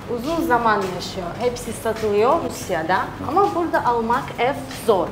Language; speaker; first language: Turkish; non-native, learner; Russian